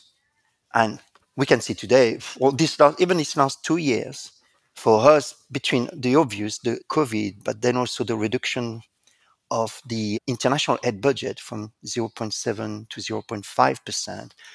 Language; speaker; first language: English; non-native, fluent; French